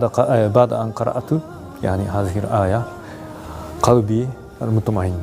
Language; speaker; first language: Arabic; non-native, learner; Japanese